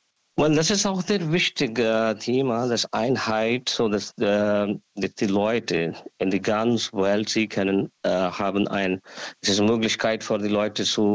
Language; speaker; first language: German; non-native, learner; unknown